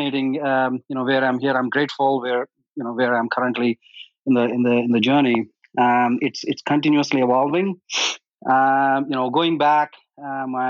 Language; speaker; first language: English; non-native, local second language; Telugu